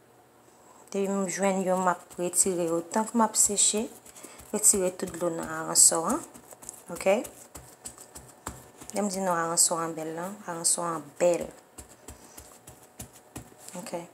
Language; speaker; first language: French; non-native, learner; Haitian Creole